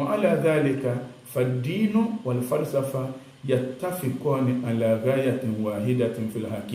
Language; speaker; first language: Arabic; non-native, fluent; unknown